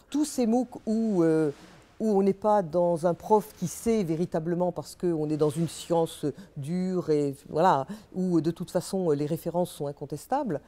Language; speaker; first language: French; native; French